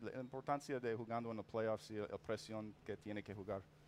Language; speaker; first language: Spanish; non-native, learner; English